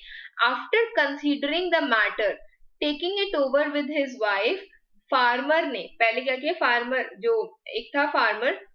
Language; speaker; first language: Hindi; native; Hindi